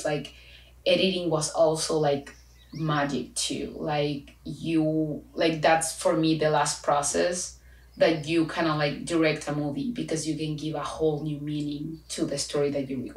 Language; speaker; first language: English; non-native, fluent; Spanish